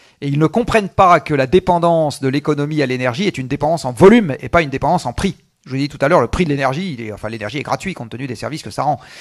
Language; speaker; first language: French; native; French